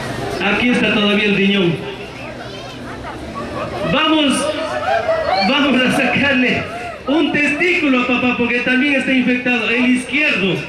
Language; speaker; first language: Spanish; native; Spanish